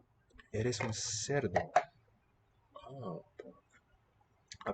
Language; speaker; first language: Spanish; non-native, learner; English